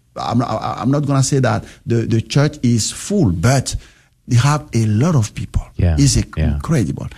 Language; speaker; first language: English; non-native, learner; French